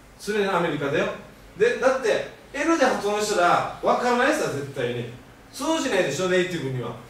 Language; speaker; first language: Japanese; native; Japanese